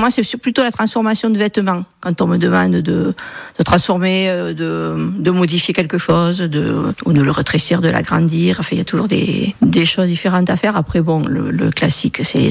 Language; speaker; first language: French; native; French